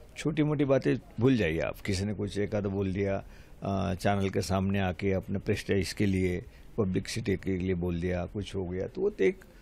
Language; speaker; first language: Hindi; non-native, local second language; Marathi